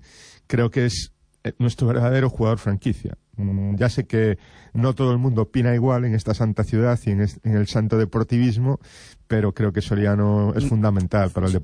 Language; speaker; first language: Spanish; native; Spanish